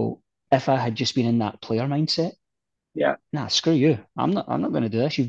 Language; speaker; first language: English; native; English